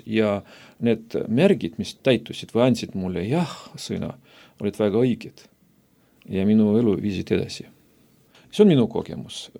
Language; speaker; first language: Estonian; non-native, local second language; Russian